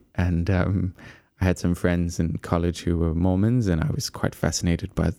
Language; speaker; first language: English; native; English